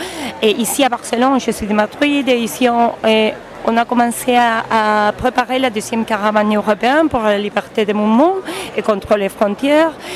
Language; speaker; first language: French; non-native, learner; Spanish